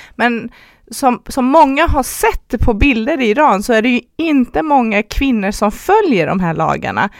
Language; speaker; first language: Swedish; early bilingual, other home language; Persian